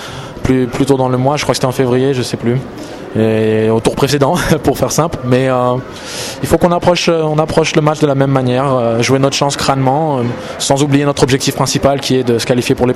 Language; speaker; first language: French; native; French